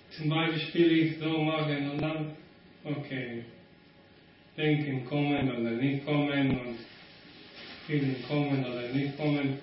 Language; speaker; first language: German; non-native, learner; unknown